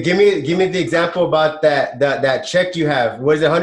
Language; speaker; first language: English; native; English